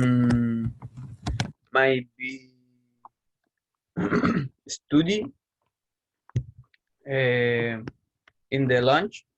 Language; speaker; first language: English; non-native, learner; Spanish